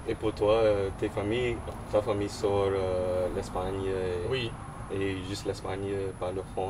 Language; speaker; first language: French; non-native, local second language; English